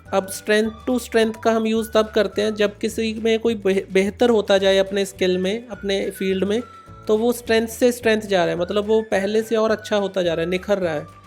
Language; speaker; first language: Hindi; non-native, local second language; Punjabi